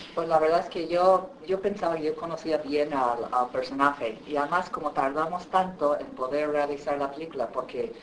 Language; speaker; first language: Spanish; native; Spanish